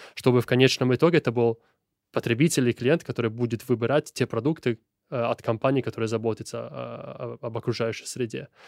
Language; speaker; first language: Russian; non-native, fluent; Italian